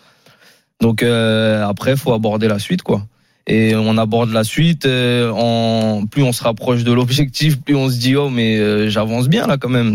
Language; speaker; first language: French; native; French